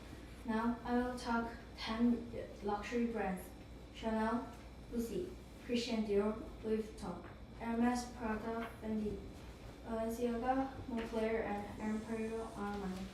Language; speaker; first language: English; non-native, learner; Korean